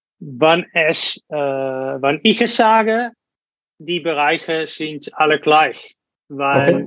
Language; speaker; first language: German; non-native, learner; Dutch